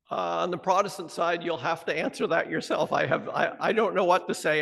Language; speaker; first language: English; native; English